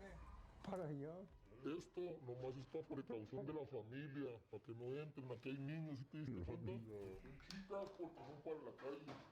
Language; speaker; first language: Spanish; native; Spanish